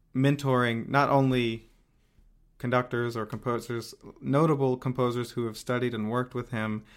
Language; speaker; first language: English; native; English